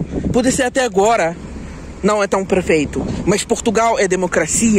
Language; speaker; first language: Portuguese; non-native, fluent; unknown